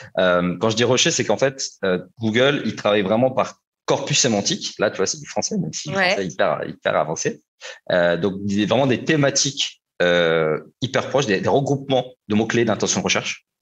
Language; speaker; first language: French; native; French